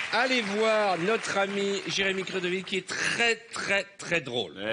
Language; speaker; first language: French; native; French